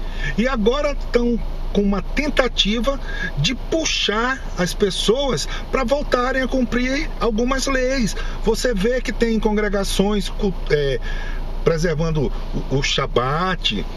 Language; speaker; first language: Portuguese; native; Portuguese